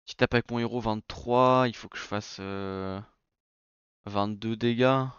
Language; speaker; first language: French; native; French